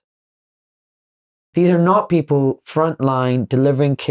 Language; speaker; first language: English; native; English